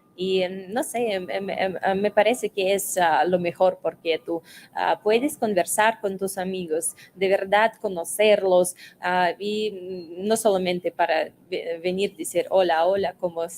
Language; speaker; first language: Spanish; non-native, fluent; Russian